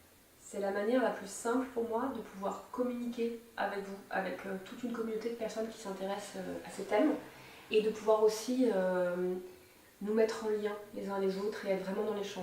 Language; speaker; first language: French; native; French